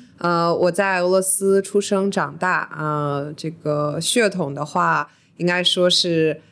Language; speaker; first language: Chinese; early bilingual, heritage; Chinese